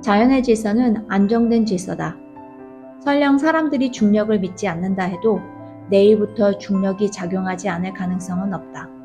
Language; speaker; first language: Korean; native; Korean